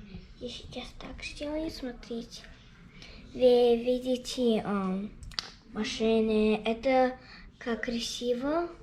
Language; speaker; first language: Russian; non-native, learner; English